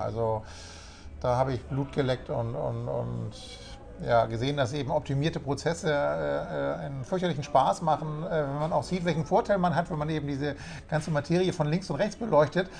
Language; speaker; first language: German; native; German